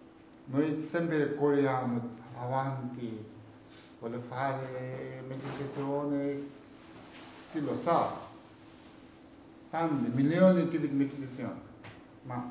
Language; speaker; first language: Italian; non-native, learner; Tibetan